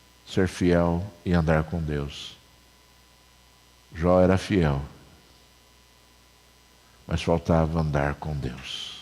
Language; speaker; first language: Portuguese; native; Portuguese